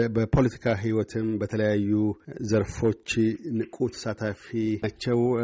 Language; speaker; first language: Amharic; native; Amharic